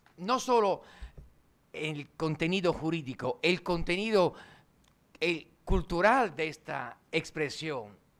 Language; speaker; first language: Spanish; non-native, fluent; Italian